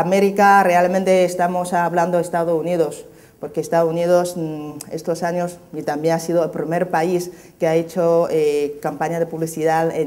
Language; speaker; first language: Spanish; non-native, fluent; Chinese